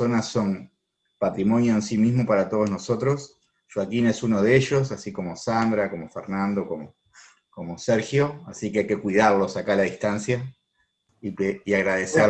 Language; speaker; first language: Spanish; native; Spanish